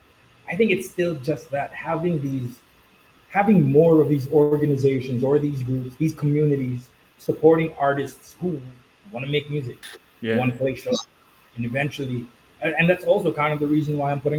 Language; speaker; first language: English; non-native, local second language; Filipino